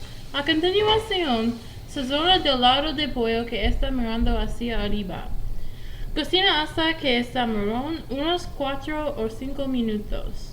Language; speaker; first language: Spanish; non-native, learner; English